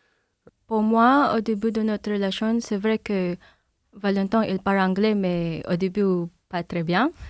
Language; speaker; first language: French; non-native, fluent; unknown